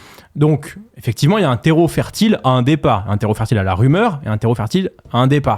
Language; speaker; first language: French; native; French